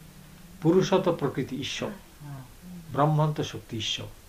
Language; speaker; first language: Japanese; non-native, learner; Bangla